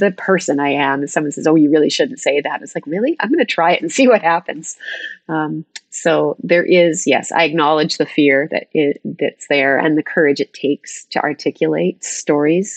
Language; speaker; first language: English; native; English